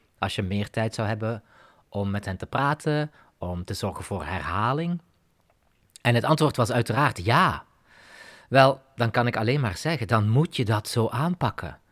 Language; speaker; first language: Dutch; native; Dutch